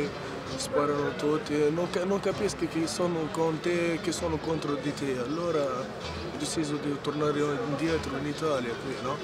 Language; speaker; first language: Italian; non-native, learner; Arabic